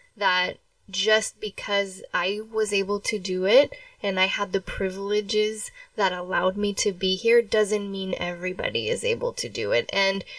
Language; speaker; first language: English; early bilingual, other home language; Spanish